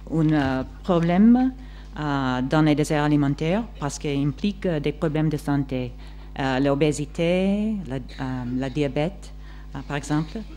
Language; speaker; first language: French; non-native, fluent; English